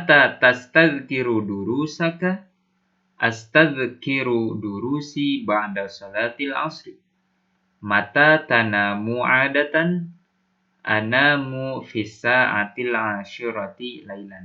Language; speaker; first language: Arabic; non-native, fluent; Indonesian